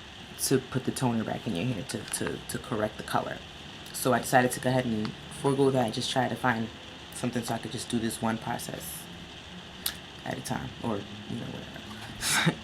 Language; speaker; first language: English; native; English